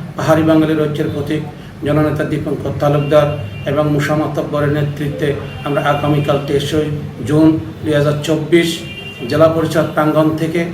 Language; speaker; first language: Bangla; non-native, local second language; Chakma